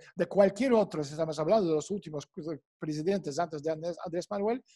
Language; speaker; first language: Spanish; non-native, fluent; Russian